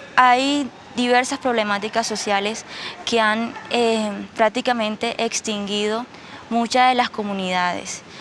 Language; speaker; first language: Spanish; native; Spanish